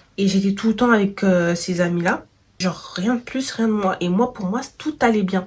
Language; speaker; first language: French; native; French